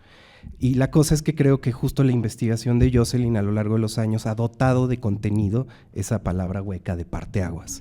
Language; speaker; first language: Spanish; native; Spanish